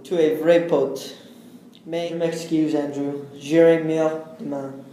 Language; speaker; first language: French; non-native, learner; English